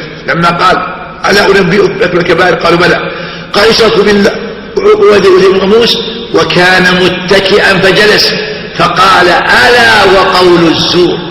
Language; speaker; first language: Arabic; native; Arabic